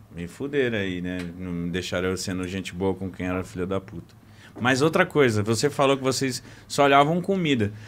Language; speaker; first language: Portuguese; native; Portuguese